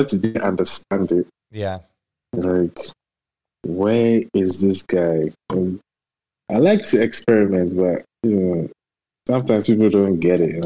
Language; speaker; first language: English; non-native, local second language; Akan